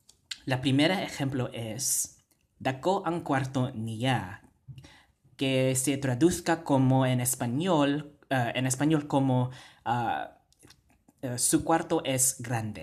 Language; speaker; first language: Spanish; non-native, fluent; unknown